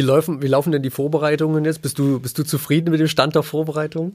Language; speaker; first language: German; native; German